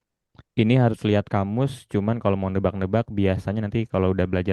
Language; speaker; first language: Indonesian; native; Indonesian